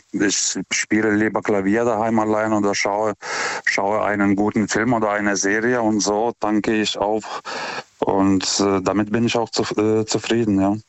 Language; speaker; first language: German; native; German